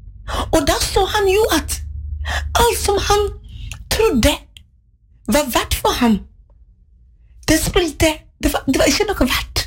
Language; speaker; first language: Norwegian; non-native, fluent; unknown